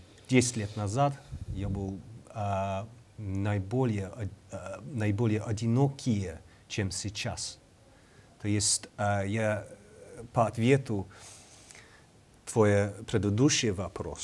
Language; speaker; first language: Russian; non-native, learner; English